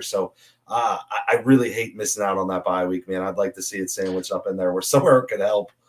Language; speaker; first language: English; native; English